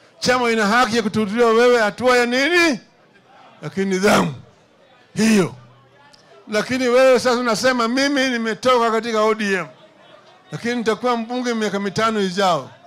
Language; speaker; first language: Swahili; non-native, local second language; Luo (Kenya and Tanzania)